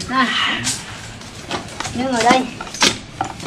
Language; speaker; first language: Vietnamese; native; Vietnamese